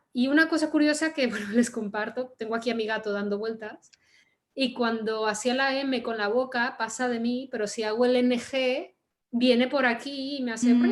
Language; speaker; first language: Spanish; native; Spanish